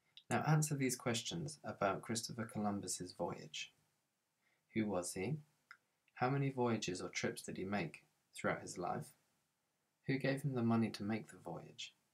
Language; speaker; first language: English; native; English